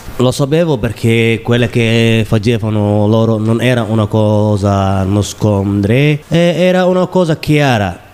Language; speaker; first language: Italian; non-native, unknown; Somali